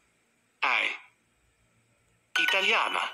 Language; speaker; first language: Italian; non-native, learner; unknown